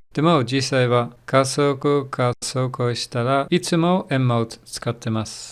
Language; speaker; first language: Japanese; non-native, learner; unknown